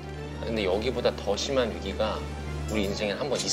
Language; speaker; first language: Korean; native; Korean